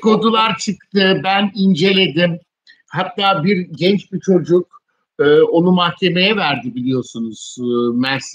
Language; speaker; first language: Turkish; native; Turkish